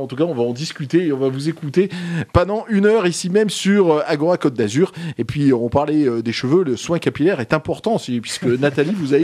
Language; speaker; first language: French; native; French